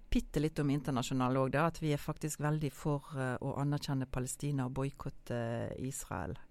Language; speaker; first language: Norwegian; native; Norwegian